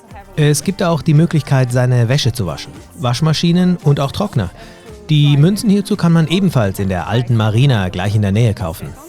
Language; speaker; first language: German; native; German